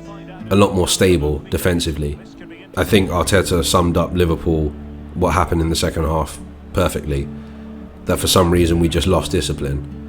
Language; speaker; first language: English; native; English